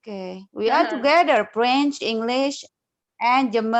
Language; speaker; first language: English; non-native, learner; Indonesian